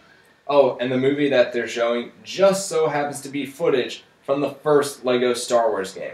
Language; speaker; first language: English; native; English